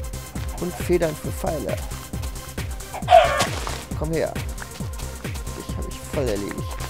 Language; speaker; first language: German; native; German